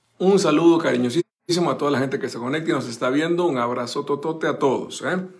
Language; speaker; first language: Spanish; native; Spanish